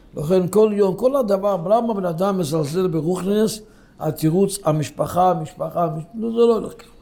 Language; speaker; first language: Hebrew; non-native, local second language; Yiddish